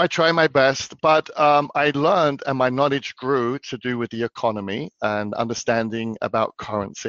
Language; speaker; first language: English; native; English